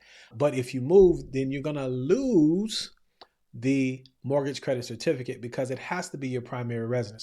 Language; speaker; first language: English; native; English